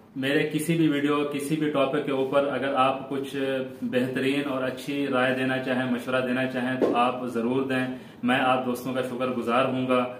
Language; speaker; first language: Urdu; non-native, local second language; Saraiki